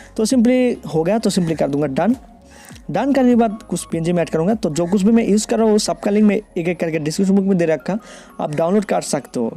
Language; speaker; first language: Hindi; non-native, local second language; Bangla